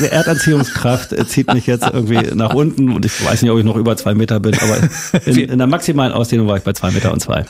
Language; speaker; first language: German; native; German